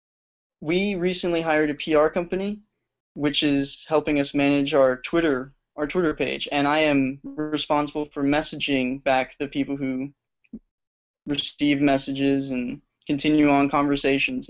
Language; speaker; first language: English; native; English